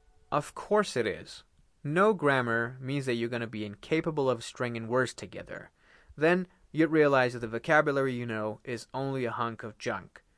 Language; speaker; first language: English; non-native, fluent; Persian